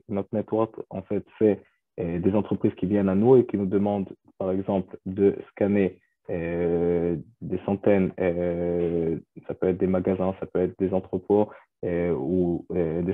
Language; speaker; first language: French; non-native, fluent; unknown